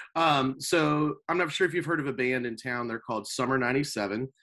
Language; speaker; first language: English; native; English